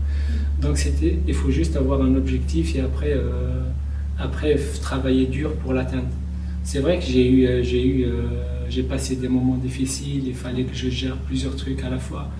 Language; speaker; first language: French; non-native, local second language; Kabyle